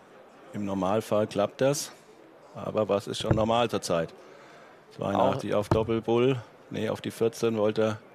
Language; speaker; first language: German; native; German